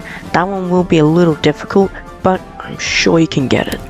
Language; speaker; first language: English; native; English